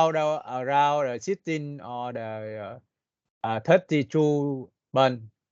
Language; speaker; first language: English; non-native, learner; Vietnamese